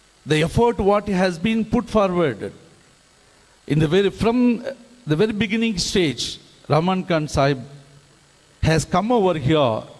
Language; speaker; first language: English; non-native, local second language; Tamil